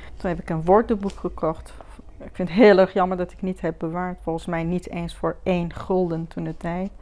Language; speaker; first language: Dutch; non-native, fluent; Persian